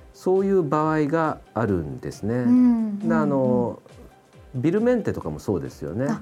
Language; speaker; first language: Japanese; native; Japanese